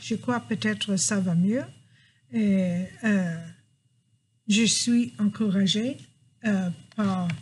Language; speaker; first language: French; non-native, fluent; English